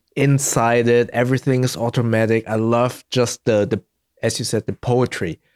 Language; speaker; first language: English; early bilingual, heritage; German